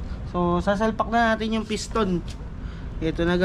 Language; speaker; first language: Filipino; native; Filipino